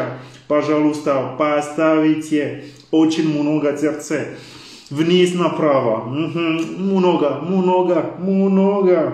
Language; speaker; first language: Russian; non-native, learner; French